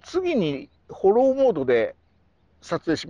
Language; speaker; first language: Japanese; native; Japanese